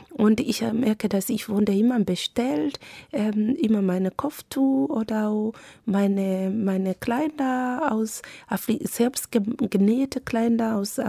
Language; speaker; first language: German; non-native, fluent; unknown